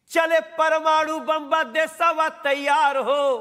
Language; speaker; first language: Hindi; native; Hindi